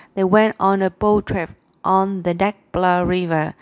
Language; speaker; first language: English; non-native, fluent; Vietnamese